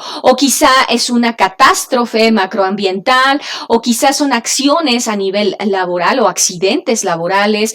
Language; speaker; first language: Spanish; native; Spanish